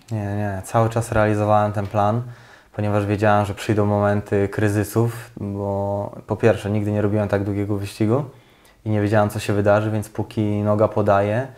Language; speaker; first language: Polish; native; Polish